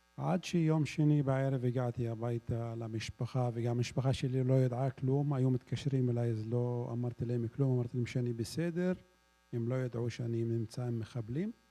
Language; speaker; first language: Hebrew; non-native, local second language; Arabic